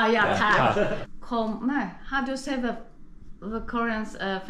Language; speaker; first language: English; non-native, learner; Swedish